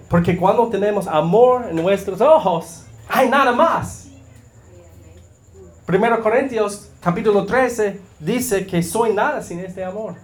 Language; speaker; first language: Spanish; non-native, learner; English